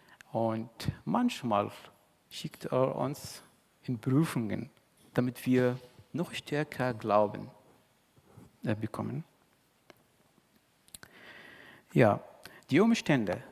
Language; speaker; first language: German; non-native, fluent; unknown